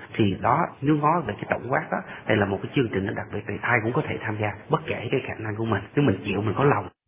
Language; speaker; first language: Vietnamese; early bilingual, heritage; Vietnamese